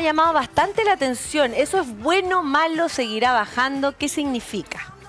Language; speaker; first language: Spanish; native; Spanish